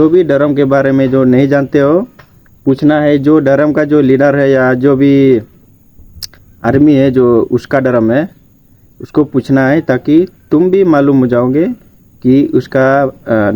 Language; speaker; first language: Hindi; non-native, local second language; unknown